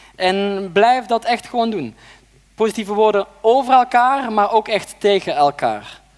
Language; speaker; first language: Dutch; native; Dutch